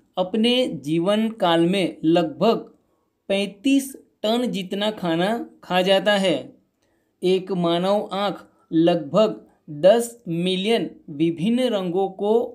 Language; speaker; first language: Hindi; non-native, local second language; Gujarati